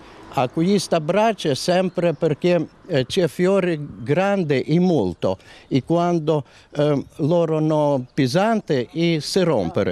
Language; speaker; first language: Italian; non-native, learner; Romanian